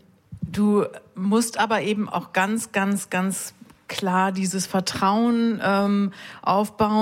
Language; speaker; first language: German; native; German